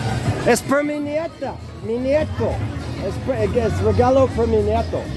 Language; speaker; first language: Spanish; non-native, learner; English